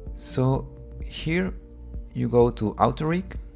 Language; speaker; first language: English; non-native, fluent; Spanish